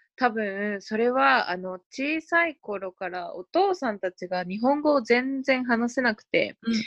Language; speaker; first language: Japanese; early bilingual, other home language; Spanish